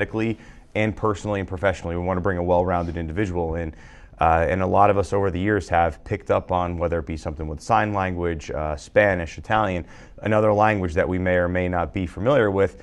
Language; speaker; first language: English; native; English